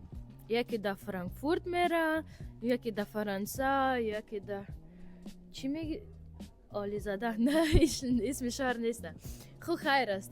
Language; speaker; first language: Persian; early bilingual, heritage; Persian